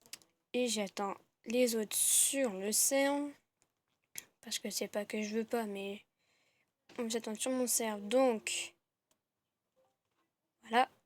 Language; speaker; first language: French; native; French